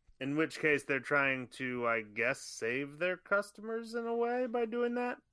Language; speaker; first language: English; native; English